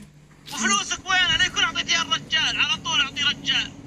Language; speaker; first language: Arabic; native; Arabic